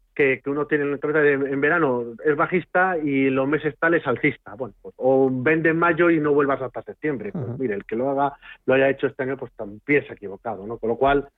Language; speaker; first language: Spanish; native; Spanish